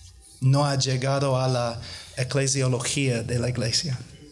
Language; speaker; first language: Spanish; non-native, fluent; English